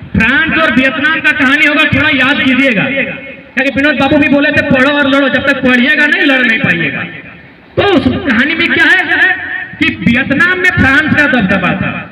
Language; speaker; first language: Hindi; non-native, local second language; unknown